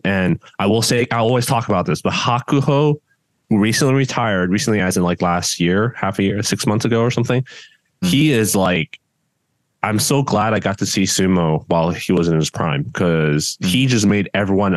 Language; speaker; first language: English; non-native, local second language; Cantonese